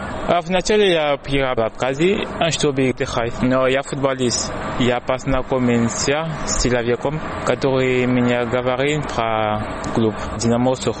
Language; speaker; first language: Russian; non-native, learner; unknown